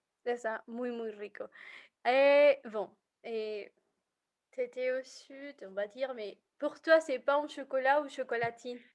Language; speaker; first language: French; non-native, fluent; Spanish